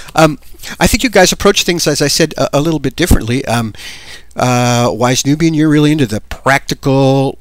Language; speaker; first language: English; native; English